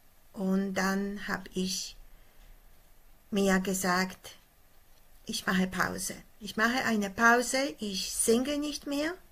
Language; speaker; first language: German; non-native, fluent; Polish